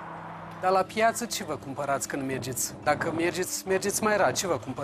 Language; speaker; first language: Romanian; native; Romanian